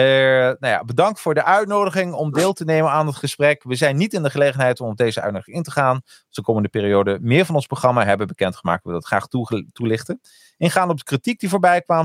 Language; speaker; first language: Dutch; native; Dutch